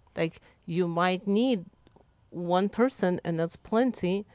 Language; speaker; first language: English; non-native, fluent; Lithuanian